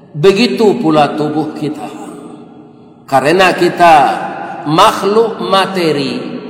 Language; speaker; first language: Malay; non-native, local second language; Minangkabau